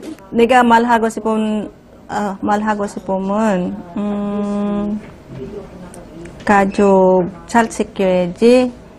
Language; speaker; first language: Korean; non-native, learner; Filipino